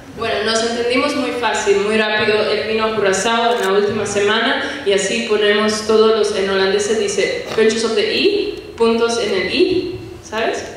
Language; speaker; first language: Spanish; non-native, fluent; Papiamento